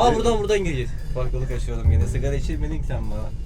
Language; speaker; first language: Turkish; native; Turkish